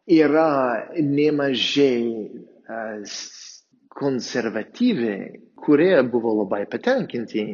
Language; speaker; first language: Lithuanian; non-native, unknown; English